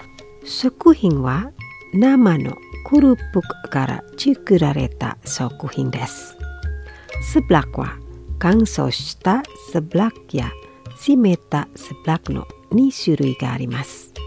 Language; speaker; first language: Japanese; non-native, fluent; Indonesian